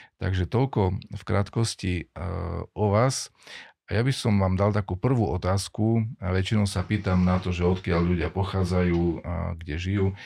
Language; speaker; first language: Slovak; native; Slovak